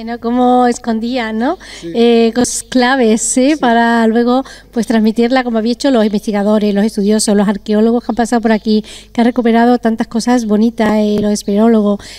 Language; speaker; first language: Spanish; native; Spanish